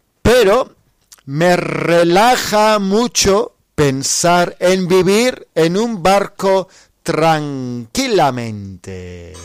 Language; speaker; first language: Spanish; non-native, fluent; English